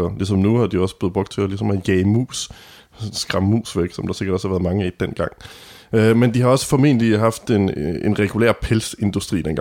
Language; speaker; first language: Danish; native; Danish